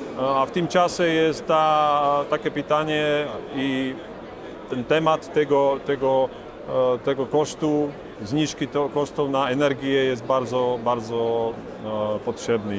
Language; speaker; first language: Polish; non-native, learner; Slovak